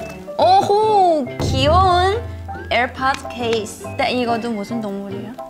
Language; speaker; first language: Korean; non-native, fluent; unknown